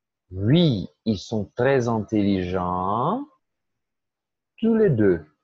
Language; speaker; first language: French; non-native, fluent; Portuguese